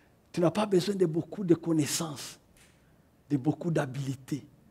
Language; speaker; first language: French; non-native, local second language; Kinyarwanda